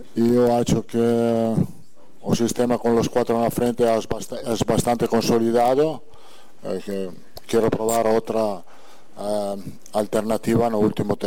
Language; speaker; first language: Portuguese; non-native, learner; Italian